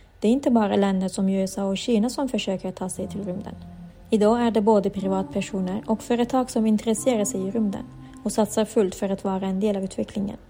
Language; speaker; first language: Swedish; native; Swedish